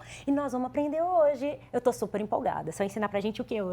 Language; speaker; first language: Portuguese; native; Portuguese